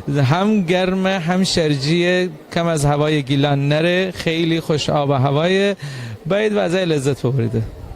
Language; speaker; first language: Persian; non-native, local second language; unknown